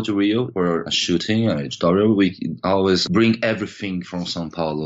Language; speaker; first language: English; non-native, fluent; Portuguese